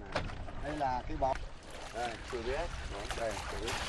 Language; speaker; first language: Vietnamese; native; Vietnamese